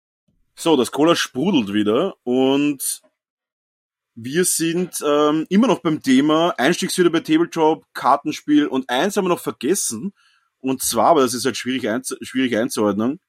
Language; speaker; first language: German; native; German